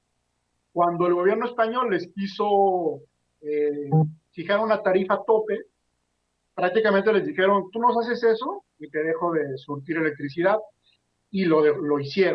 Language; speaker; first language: Spanish; native; Spanish